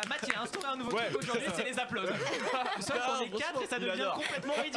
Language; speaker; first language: French; native; French